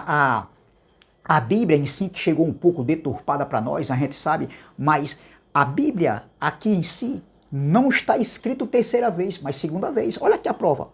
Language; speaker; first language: Portuguese; native; Portuguese